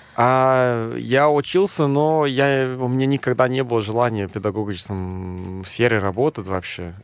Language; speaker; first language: Russian; non-native, fluent; German